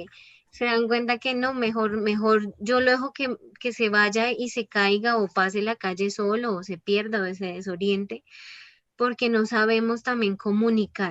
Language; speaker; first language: Spanish; native; Spanish